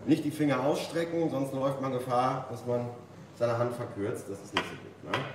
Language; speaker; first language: German; native; German